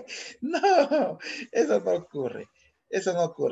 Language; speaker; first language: Spanish; native; Spanish